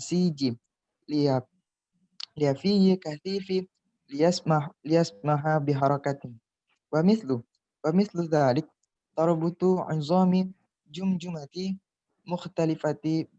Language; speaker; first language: Arabic; non-native, learner; Indonesian